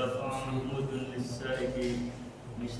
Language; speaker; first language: Arabic; non-native, learner; Indonesian